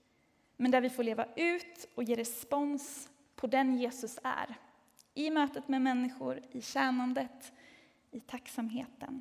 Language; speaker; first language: Swedish; native; Swedish